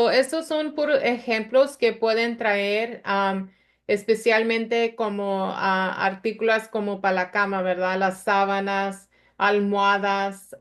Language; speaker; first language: Spanish; early bilingual, other home language; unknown